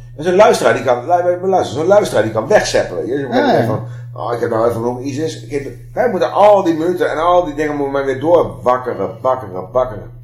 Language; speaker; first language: Dutch; native; Dutch